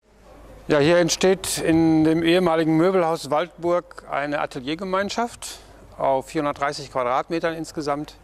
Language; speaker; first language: German; native; German